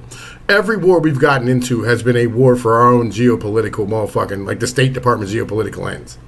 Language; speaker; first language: English; native; English